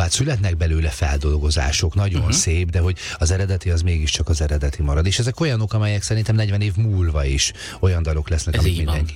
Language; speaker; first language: Hungarian; native; Hungarian